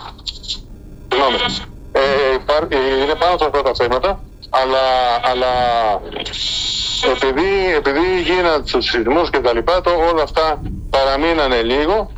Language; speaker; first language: Greek; early bilingual, heritage; Spanish